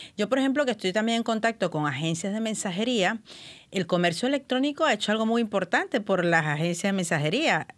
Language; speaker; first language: Spanish; native; Spanish